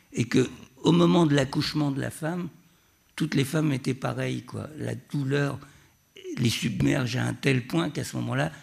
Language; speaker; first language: French; native; French